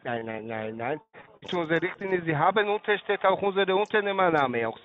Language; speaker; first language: German; non-native, learner; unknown